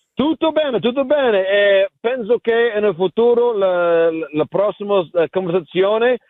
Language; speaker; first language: Italian; non-native, learner; English